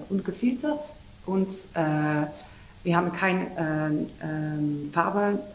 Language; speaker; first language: German; non-native, learner; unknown